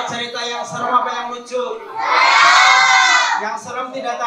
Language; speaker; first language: Indonesian; native; Indonesian